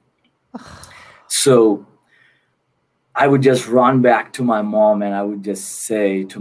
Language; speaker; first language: English; non-native, local second language; Bangla